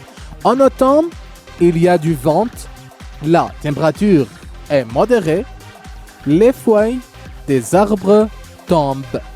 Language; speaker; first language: French; non-native, fluent; Arabic